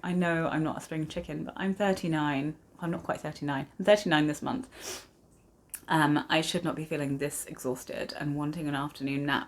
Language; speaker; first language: English; native; English